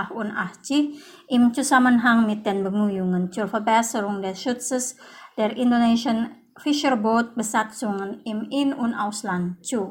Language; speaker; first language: German; non-native, fluent; Indonesian